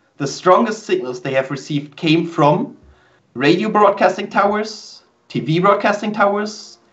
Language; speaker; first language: English; non-native, fluent; German